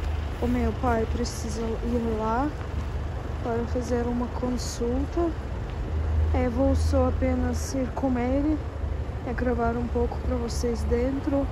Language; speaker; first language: Portuguese; non-native, fluent; Russian